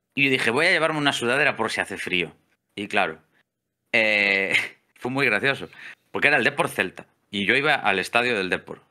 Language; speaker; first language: Spanish; native; Spanish